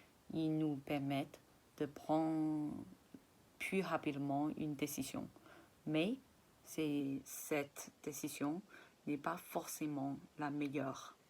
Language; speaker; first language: French; non-native, fluent; Chinese